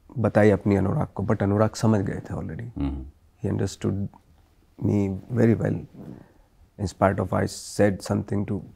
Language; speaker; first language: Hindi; native; Hindi